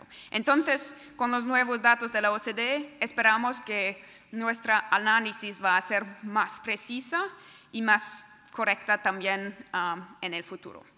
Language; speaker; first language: Spanish; non-native, fluent; German